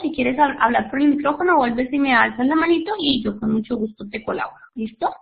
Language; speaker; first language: Spanish; native; Spanish